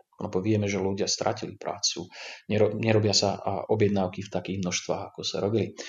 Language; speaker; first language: Slovak; native; Slovak